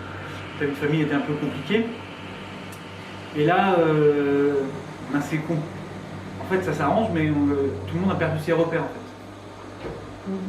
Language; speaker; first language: French; native; French